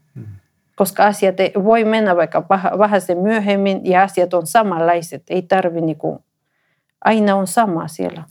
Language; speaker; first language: Finnish; non-native, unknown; Spanish